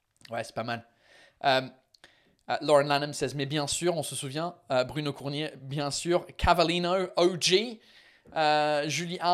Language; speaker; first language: French; non-native, fluent; English